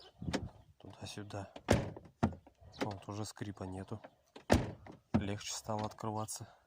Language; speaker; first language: Russian; native; Russian